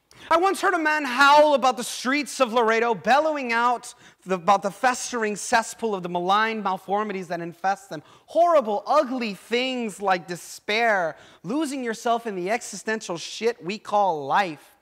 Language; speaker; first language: English; native; English